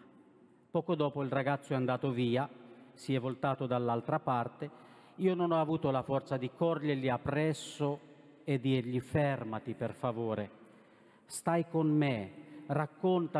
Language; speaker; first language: Italian; non-native, fluent; Romanian